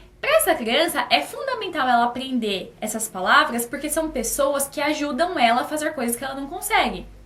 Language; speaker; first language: Portuguese; native; Portuguese